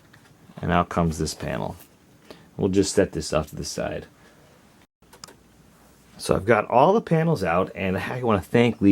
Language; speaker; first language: English; native; English